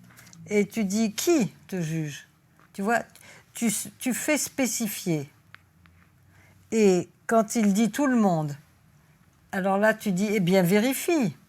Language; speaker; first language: French; native; French